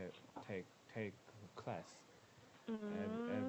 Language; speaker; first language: English; non-native, learner; Korean